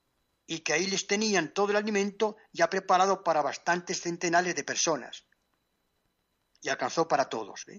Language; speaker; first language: Spanish; native; Spanish